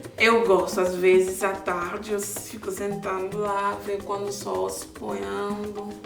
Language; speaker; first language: Portuguese; non-native, fluent; Swahili